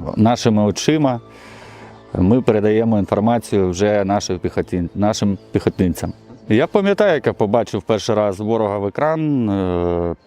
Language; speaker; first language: Ukrainian; non-native, local second language; Russian